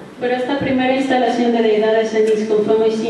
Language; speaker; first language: Spanish; native; Spanish